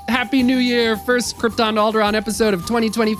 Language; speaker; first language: English; native; English